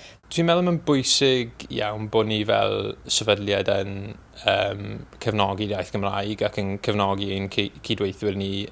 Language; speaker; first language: Welsh; non-native, local second language; English